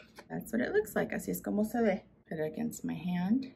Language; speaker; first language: English; early bilingual, other home language; Spanish